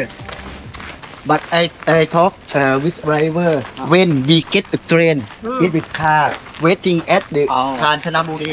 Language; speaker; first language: English; non-native, learner; Thai